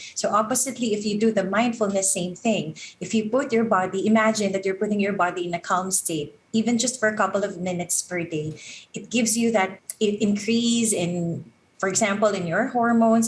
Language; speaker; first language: English; non-native, local second language; Filipino